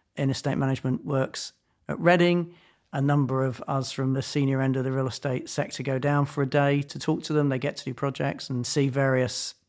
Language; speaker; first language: English; native; English